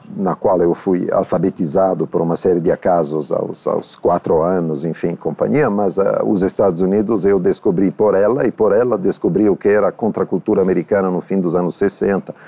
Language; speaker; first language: Portuguese; non-native, fluent; Italian